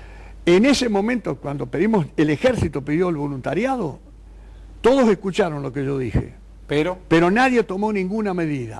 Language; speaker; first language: Spanish; native; Spanish